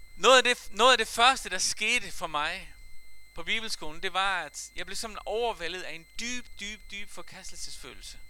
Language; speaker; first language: Danish; non-native, fluent; Faroese